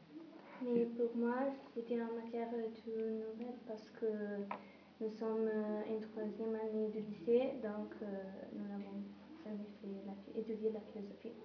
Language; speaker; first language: French; non-native, fluent; Italian